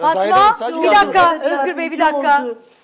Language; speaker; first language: Turkish; native; Turkish